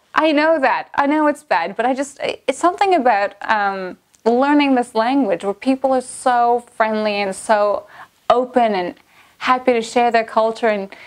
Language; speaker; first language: English; native; English